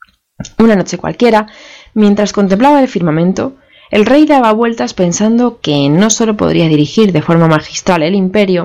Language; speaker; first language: Spanish; native; Spanish